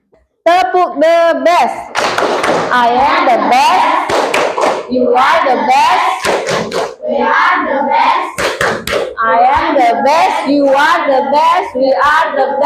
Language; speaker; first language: English; non-native, local second language; Indonesian